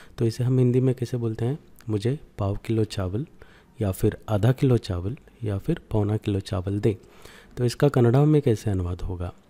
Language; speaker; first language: Hindi; non-native, local second language; Kannada